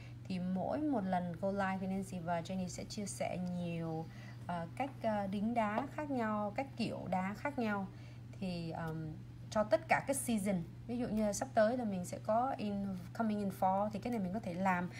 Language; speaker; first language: Vietnamese; native; Vietnamese